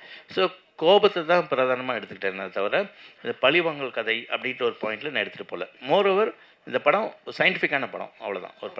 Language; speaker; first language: Tamil; native; Tamil